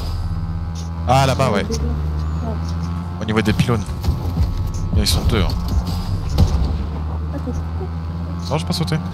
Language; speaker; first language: French; native; French